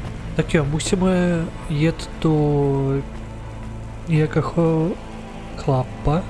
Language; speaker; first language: Czech; non-native, learner; Ukrainian